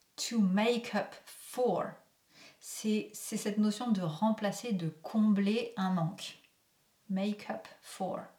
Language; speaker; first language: French; native; French